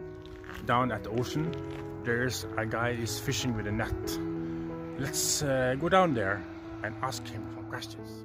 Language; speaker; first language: English; non-native, fluent; Norwegian